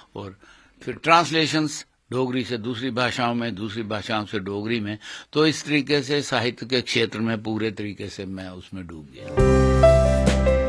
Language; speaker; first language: Hindi; non-native, local second language; Dogri